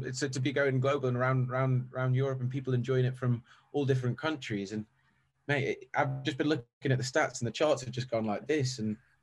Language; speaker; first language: English; native; English